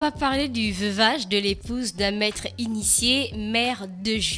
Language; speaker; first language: French; native; French